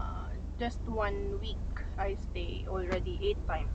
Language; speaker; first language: English; non-native, local second language; Filipino